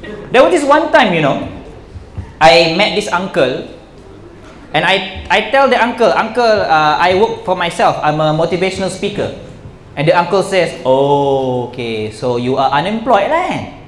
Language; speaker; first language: English; non-native, local second language; Malay